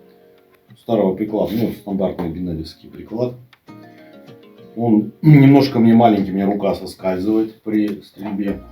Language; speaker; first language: Russian; native; Russian